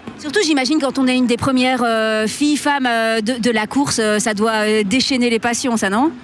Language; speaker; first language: French; native; French